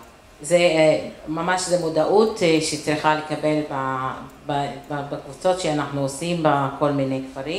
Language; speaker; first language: Hebrew; non-native, local second language; Arabic